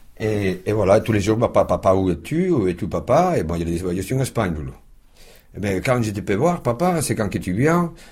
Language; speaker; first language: French; non-native, fluent; Spanish